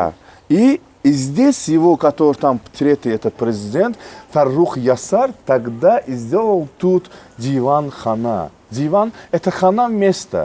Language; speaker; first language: Russian; non-native, local second language; Azerbaijani